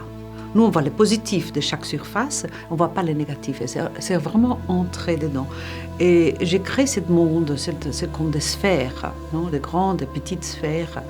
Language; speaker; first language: French; non-native, fluent; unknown